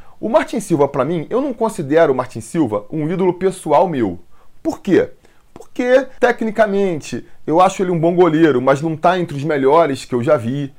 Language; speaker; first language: Portuguese; native; Portuguese